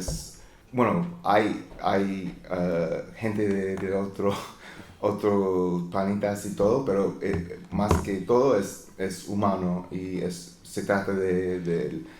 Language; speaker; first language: Spanish; non-native, learner; English